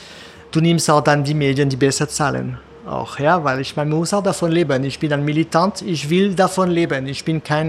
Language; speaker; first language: German; non-native, fluent; French